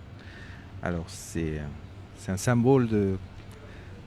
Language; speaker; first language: French; non-native, fluent; Persian